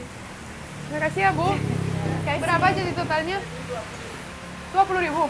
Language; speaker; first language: Indonesian; non-native, fluent; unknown